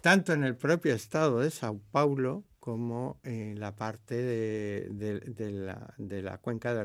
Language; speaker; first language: Spanish; native; Spanish